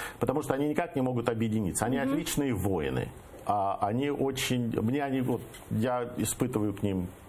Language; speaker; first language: Russian; early bilingual, heritage; Russian